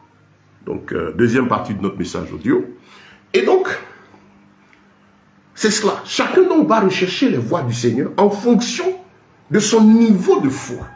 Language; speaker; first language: French; native; French